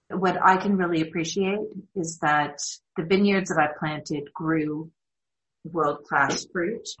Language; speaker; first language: English; native; English